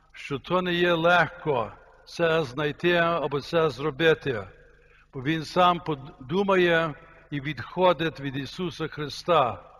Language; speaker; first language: Ukrainian; early bilingual, heritage; Ukrainian